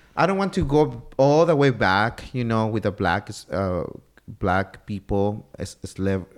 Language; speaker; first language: English; non-native, fluent; Spanish